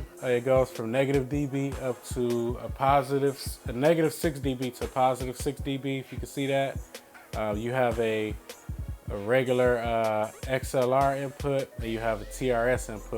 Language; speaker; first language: English; native; English